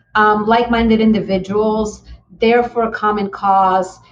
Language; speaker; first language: English; early bilingual, other home language; Spanish